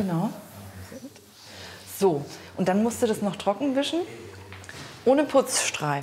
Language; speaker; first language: German; native; German